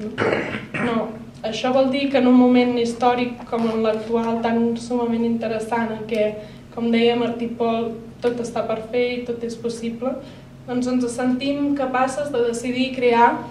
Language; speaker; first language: Catalan; native; Catalan